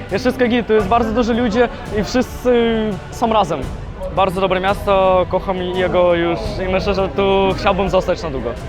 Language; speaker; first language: Polish; non-native, learner; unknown